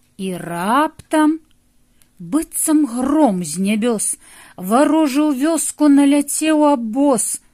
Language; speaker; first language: Belarusian; native; Belarusian